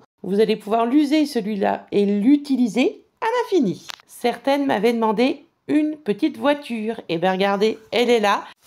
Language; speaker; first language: French; native; French